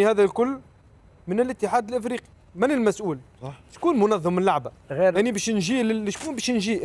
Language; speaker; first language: Arabic; native; Arabic